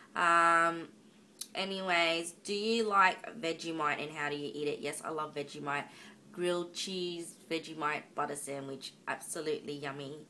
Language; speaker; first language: English; native; English